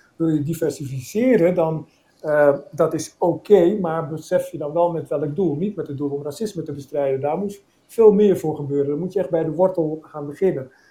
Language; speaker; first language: Dutch; early bilingual, other home language; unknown